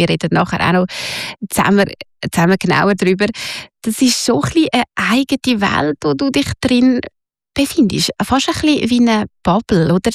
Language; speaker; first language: German; native; German